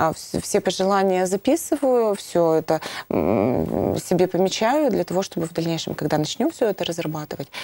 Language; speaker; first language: Russian; native; Russian